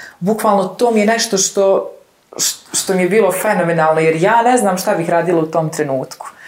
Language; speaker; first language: Bosnian; native; Bosnian